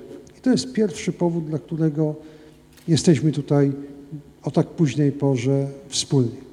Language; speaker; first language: Polish; native; Polish